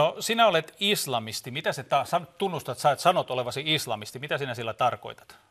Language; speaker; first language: Finnish; native; Finnish